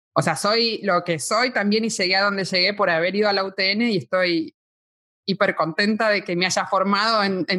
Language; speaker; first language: Spanish; native; Spanish